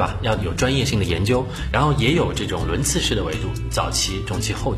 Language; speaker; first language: Chinese; native; Chinese